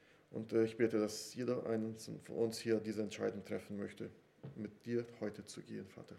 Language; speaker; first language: German; non-native, fluent; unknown